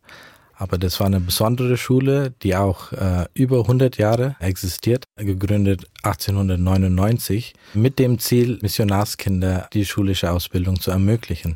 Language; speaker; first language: German; early bilingual, heritage; German